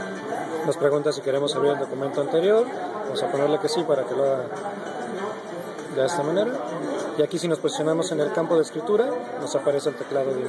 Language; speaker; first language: Spanish; native; Spanish